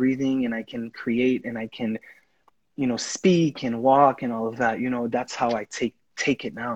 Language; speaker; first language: English; non-native, fluent; Haitian Creole